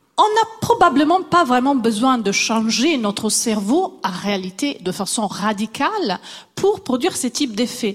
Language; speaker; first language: French; non-native, fluent; Italian